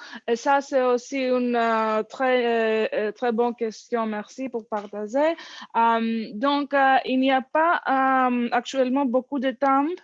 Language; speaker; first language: French; non-native, learner; English